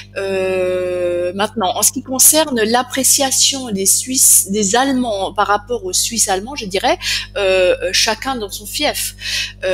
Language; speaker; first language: French; native; French